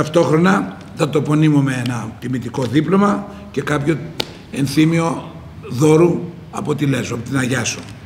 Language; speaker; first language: Greek; native; Greek